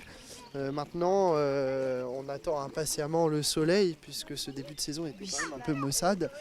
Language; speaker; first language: French; native; French